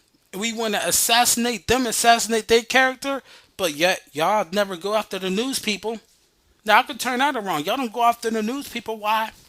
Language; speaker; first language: English; native; English